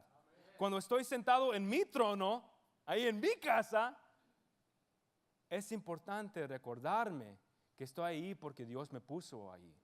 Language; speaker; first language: Spanish; early bilingual, heritage; English